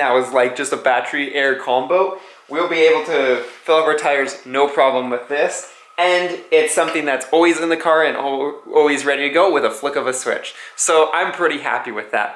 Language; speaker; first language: English; native; English